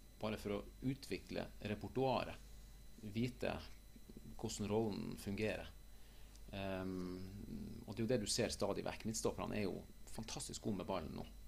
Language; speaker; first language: Norwegian; native; Norwegian